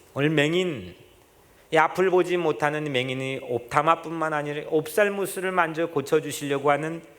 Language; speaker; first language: Korean; native; Korean